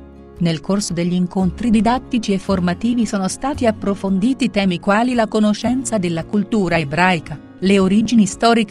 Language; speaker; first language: Italian; native; Italian